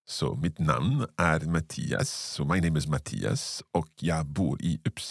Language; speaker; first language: Swedish; non-native, learner; English